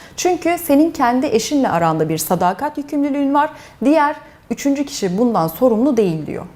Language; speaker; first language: Turkish; early bilingual, heritage; Turkish